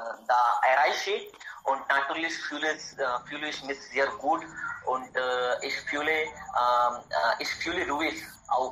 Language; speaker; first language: German; non-native, learner; Hindi